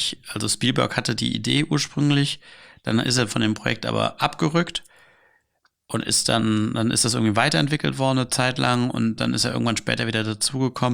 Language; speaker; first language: German; native; German